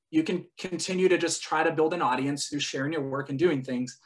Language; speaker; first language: English; native; English